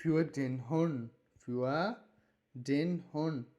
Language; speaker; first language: German; non-native, fluent; Urdu